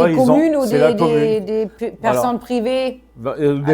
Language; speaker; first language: French; non-native, fluent; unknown